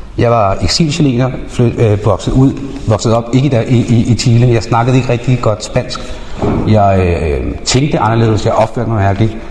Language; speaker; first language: Danish; early bilingual, other home language; Spanish